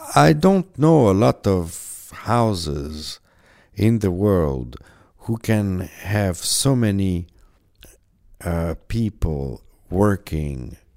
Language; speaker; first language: English; non-native, fluent; French